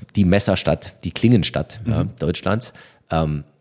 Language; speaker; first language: German; native; German